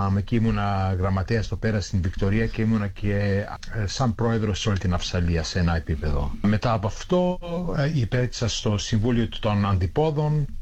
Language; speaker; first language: Greek; early bilingual, heritage; Greek